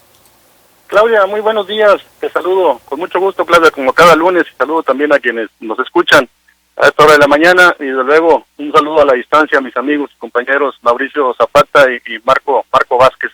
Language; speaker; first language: Spanish; native; Spanish